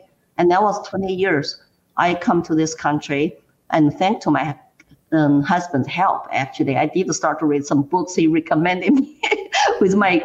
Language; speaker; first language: English; non-native, fluent; Chinese